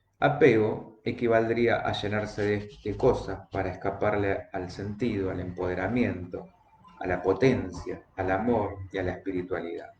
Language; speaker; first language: Spanish; native; Spanish